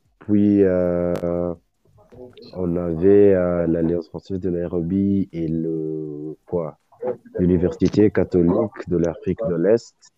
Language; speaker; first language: French; non-native, learner; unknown